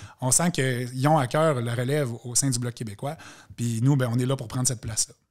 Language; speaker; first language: French; native; French